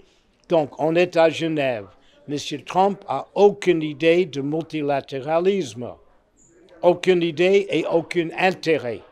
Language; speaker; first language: French; non-native, fluent; English